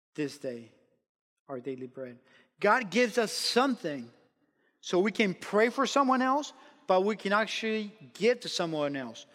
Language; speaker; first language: English; non-native, fluent; Spanish